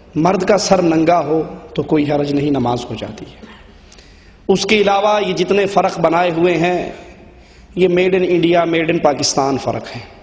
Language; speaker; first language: Urdu; non-native, local second language; Punjabi